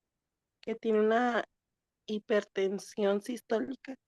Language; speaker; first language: Spanish; native; Spanish